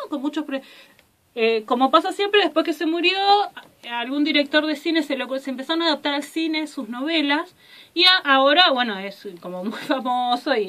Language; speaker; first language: Spanish; native; Spanish